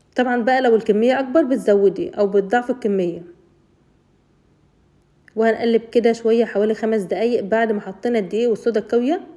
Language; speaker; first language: Arabic; native; Arabic